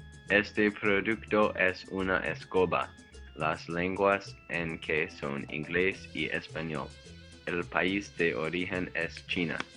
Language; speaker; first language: Spanish; non-native, learner; English